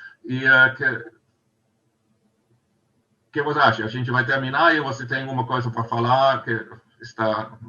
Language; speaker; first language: Portuguese; non-native, learner; German